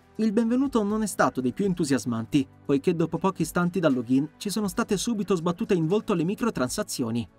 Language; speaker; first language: Italian; native; Italian